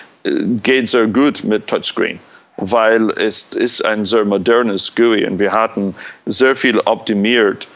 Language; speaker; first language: German; non-native, fluent; English